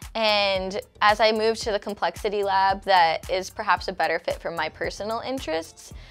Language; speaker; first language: English; native; English